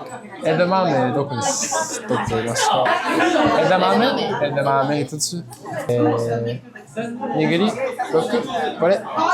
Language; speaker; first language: Japanese; non-native, learner; English